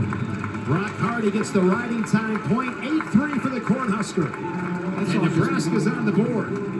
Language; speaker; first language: English; native; English